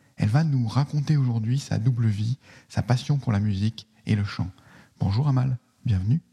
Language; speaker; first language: French; native; French